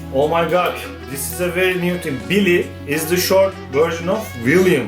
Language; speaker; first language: English; non-native, fluent; Turkish